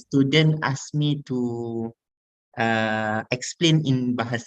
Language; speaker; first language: English; non-native, fluent; Malay